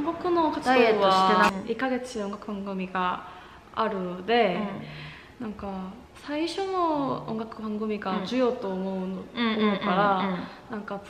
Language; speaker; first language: Japanese; non-native, learner; Korean